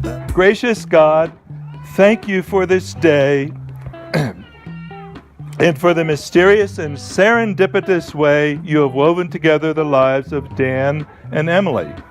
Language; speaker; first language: English; native; English